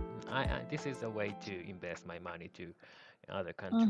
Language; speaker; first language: English; non-native, learner; Japanese